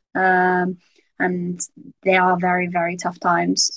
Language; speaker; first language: English; native; English